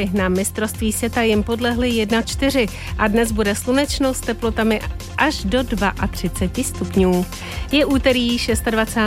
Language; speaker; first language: Czech; native; Czech